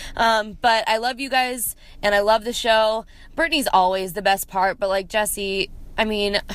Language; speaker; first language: English; native; English